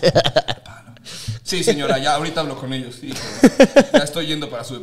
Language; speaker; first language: Spanish; native; Spanish